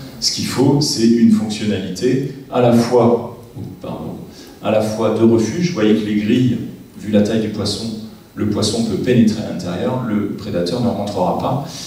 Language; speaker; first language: French; native; French